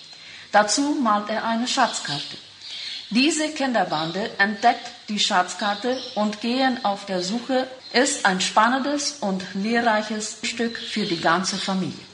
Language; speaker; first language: German; non-native, local second language; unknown